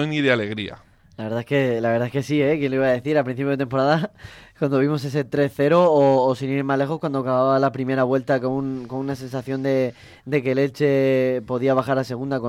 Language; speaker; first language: Spanish; native; Spanish